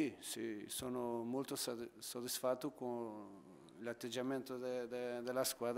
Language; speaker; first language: Italian; non-native, fluent; Portuguese